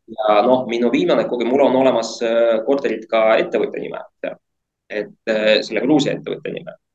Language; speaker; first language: Estonian; non-native, local second language; Russian